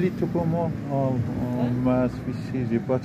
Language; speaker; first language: French; non-native, fluent; Arabic